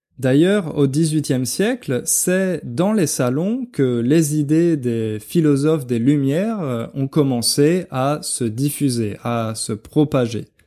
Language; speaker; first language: French; native; French